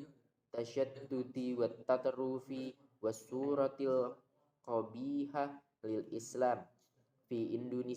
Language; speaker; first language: Arabic; non-native, learner; Indonesian